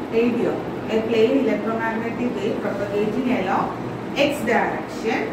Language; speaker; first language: English; non-native, local second language; Malayalam